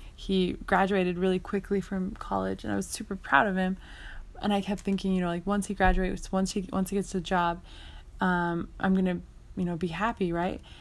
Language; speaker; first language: English; native; English